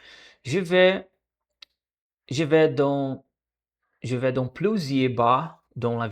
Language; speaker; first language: French; non-native, learner; Portuguese